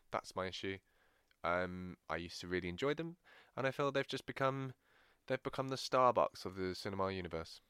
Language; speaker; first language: English; native; English